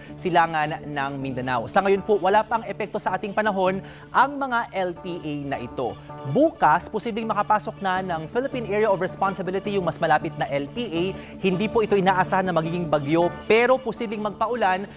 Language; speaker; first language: Filipino; non-native, local second language; Bikol